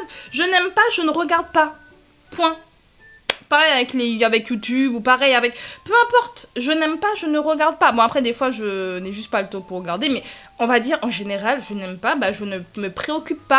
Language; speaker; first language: French; native; French